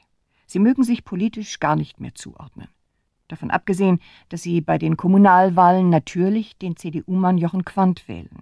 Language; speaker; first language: German; native; German